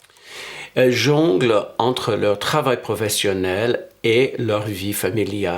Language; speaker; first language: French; non-native, fluent; English